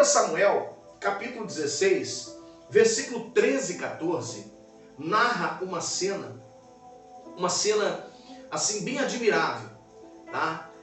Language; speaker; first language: Portuguese; native; Portuguese